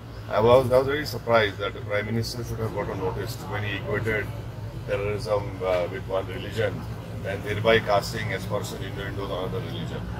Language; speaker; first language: English; non-native, local second language; Urdu